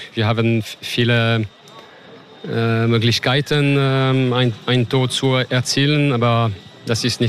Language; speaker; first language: German; non-native, learner; French